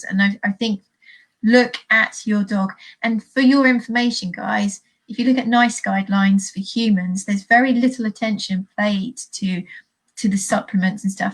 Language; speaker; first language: English; native; English